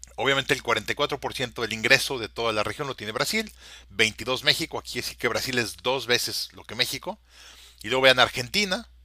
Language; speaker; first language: Spanish; native; Spanish